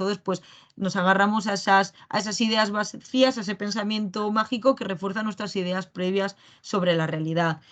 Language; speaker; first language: Spanish; native; Spanish